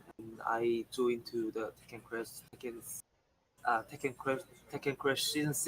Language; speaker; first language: English; non-native, learner; Korean